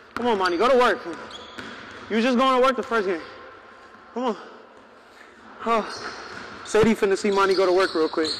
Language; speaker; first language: English; native; English